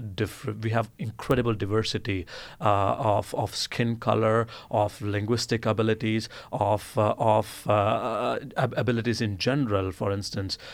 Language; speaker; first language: English; non-native, local second language; Gujarati